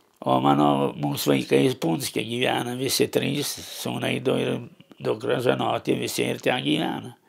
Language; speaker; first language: Lithuanian; native; Lithuanian